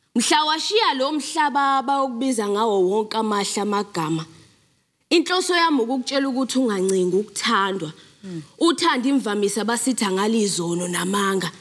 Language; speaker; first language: English; non-native, local second language; Zulu